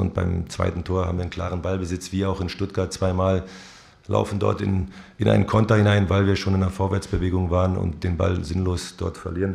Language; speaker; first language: German; native; German